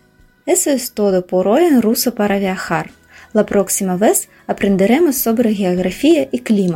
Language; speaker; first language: Spanish; non-native, fluent; Russian